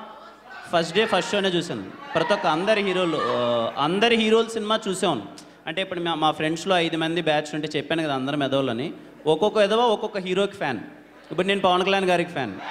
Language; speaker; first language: Telugu; native; Telugu